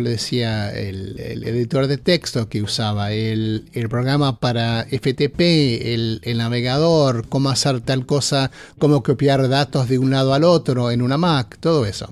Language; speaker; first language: Spanish; native; Spanish